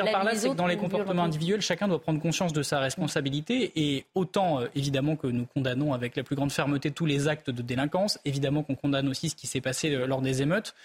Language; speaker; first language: French; native; French